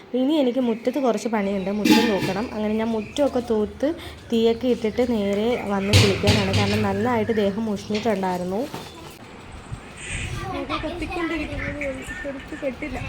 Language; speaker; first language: Malayalam; native; Malayalam